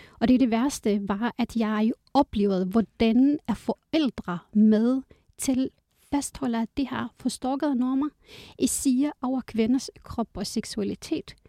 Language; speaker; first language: Danish; non-native, fluent; Arabic